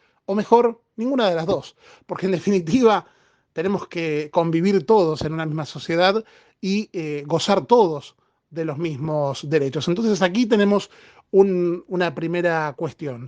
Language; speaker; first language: Spanish; native; Spanish